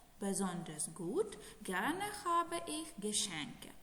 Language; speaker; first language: German; non-native, fluent; Ukrainian